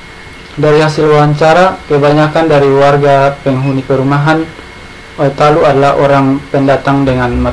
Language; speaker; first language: Indonesian; native; Indonesian